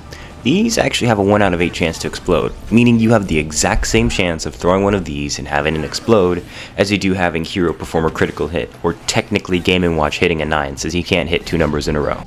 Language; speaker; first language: English; native; English